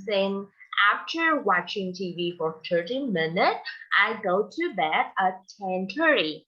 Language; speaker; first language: English; non-native, fluent; Vietnamese